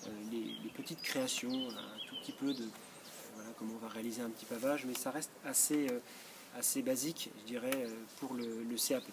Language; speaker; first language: French; native; French